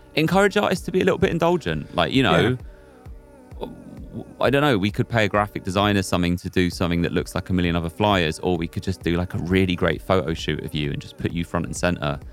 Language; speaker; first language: English; native; English